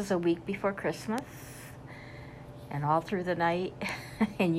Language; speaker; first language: English; native; English